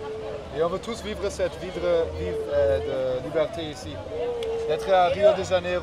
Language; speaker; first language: French; non-native, fluent; Portuguese